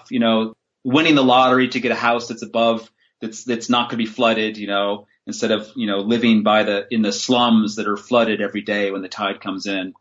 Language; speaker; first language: English; native; English